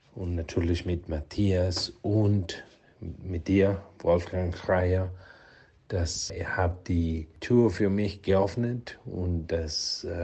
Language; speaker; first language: German; non-native, learner; Spanish